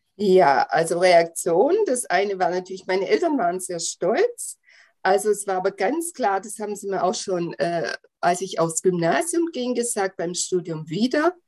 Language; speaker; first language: German; native; German